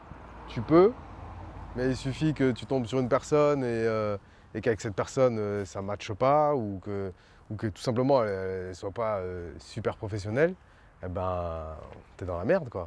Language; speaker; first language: French; native; French